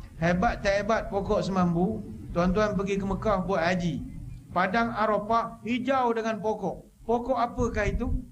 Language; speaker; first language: Malay; native; Malay